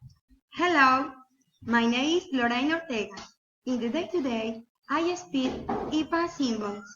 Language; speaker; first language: English; non-native, learner; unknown